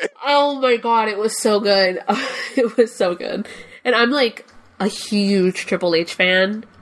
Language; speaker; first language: English; non-native, fluent; Spanish